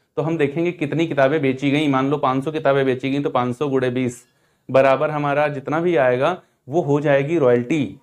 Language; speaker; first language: Hindi; native; Hindi